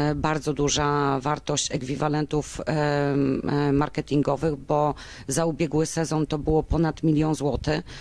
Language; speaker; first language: Polish; native; Polish